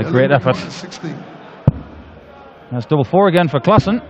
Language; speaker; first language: English; native; English